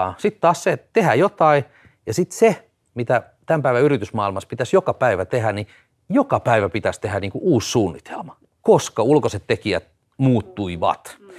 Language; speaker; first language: Finnish; native; Finnish